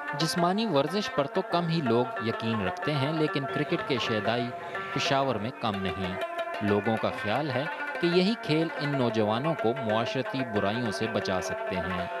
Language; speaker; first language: Urdu; non-native, local second language; Pashto